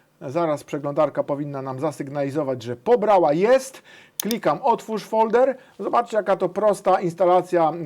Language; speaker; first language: Polish; native; Polish